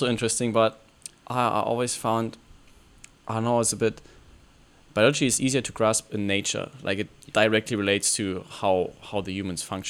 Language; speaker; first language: English; non-native, fluent; German